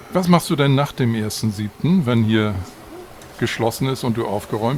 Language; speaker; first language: German; native; German